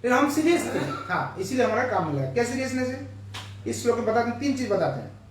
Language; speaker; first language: Hindi; non-native, local second language; Bangla